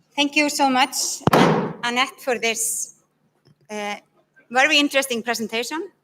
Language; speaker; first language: English; non-native, fluent; Icelandic